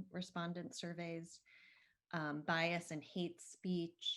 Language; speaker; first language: English; native; English